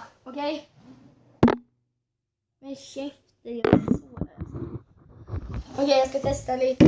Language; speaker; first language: Swedish; native; Swedish